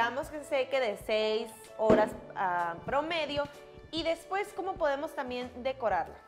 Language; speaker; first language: Spanish; native; Spanish